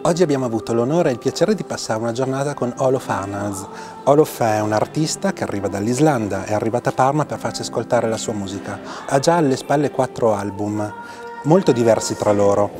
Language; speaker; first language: Italian; native; Italian